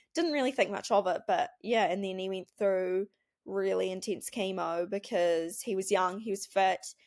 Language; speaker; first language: English; native; English